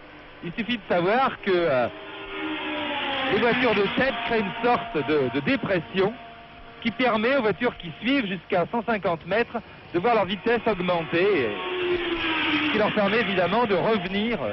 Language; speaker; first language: French; native; French